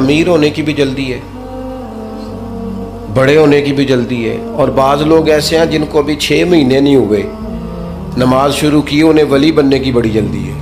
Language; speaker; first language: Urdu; non-native, local second language; Punjabi